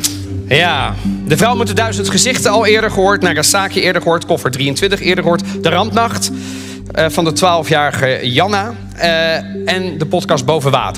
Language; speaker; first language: Dutch; native; Dutch